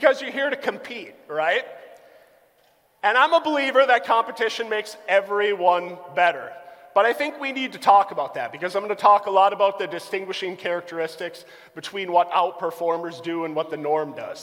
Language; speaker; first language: English; native; English